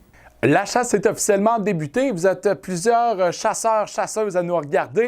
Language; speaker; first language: French; native; French